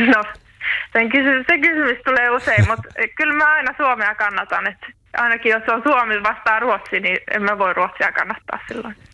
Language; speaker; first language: Finnish; native; Finnish